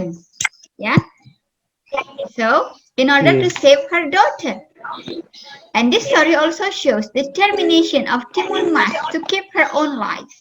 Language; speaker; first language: English; non-native, fluent; Indonesian